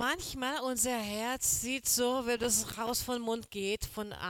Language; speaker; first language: German; non-native, learner; Portuguese